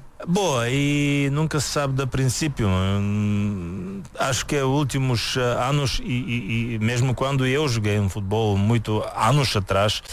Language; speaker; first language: Portuguese; non-native, learner; Bulgarian